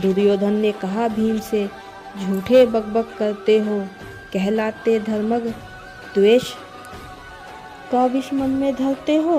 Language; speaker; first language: Hindi; native; Hindi